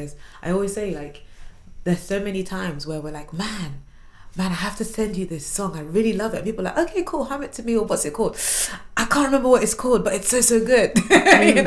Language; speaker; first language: English; native; English